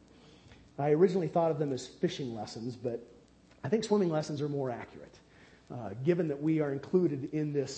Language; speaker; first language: English; native; English